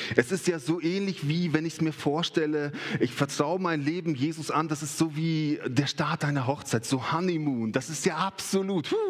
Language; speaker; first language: German; early bilingual, other home language; Russian